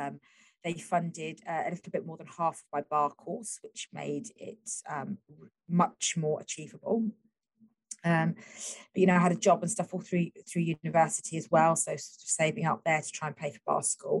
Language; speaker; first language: English; native; English